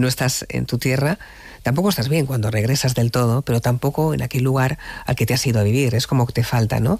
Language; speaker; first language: Spanish; native; Spanish